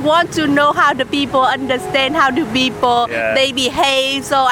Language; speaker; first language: English; non-native, learner; Vietnamese